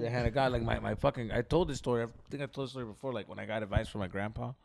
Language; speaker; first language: English; early bilingual, other home language; Spanish